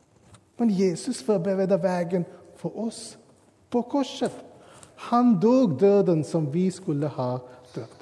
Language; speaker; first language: Swedish; non-native, fluent; English